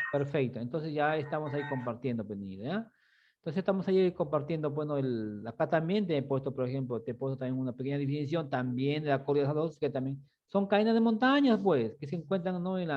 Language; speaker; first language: Spanish; native; Spanish